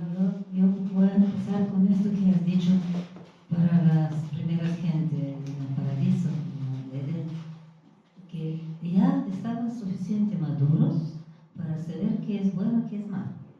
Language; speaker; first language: Spanish; non-native, fluent; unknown